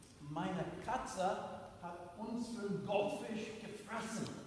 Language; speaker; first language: German; non-native, fluent; English